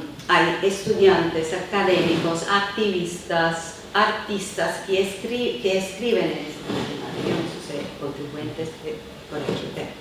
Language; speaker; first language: Spanish; non-native, fluent; Italian